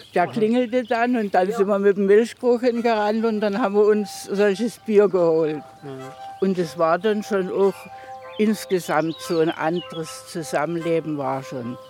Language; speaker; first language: German; native; German